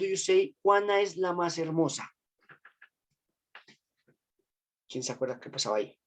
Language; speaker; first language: Spanish; native; Spanish